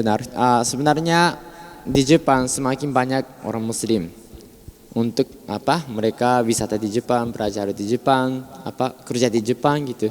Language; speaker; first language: Indonesian; non-native, fluent; Japanese